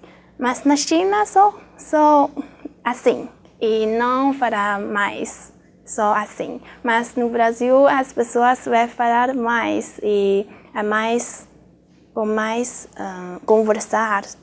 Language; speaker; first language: Portuguese; non-native, learner; Chinese